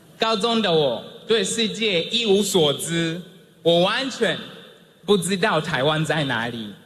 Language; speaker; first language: Chinese; non-native, fluent; Swahili